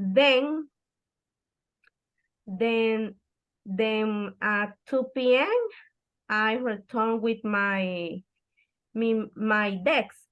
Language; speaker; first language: English; non-native, learner; Spanish